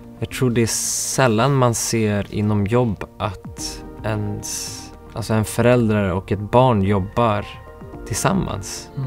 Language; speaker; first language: Swedish; early bilingual, other home language; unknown